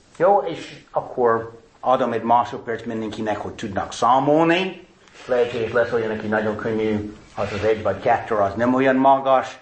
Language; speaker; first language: Hungarian; non-native, fluent; English